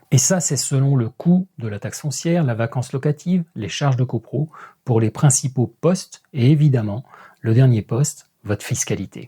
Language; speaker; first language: French; native; French